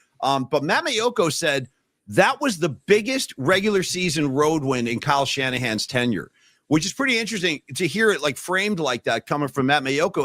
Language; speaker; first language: English; native; English